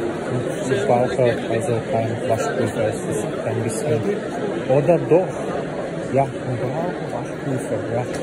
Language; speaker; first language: German; non-native, learner; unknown